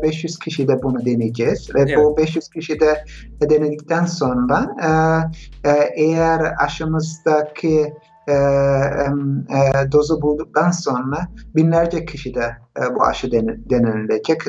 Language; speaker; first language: Turkish; early bilingual, heritage; Turkish